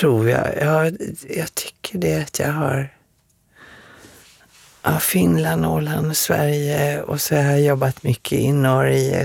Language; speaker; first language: Swedish; native; Swedish